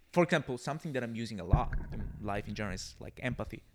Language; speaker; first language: English; non-native, fluent; Italian